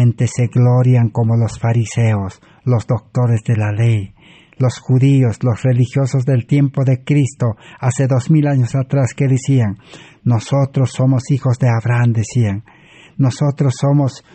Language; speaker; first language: Spanish; native; Spanish